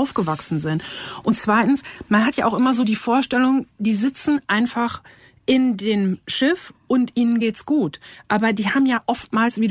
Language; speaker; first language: German; native; German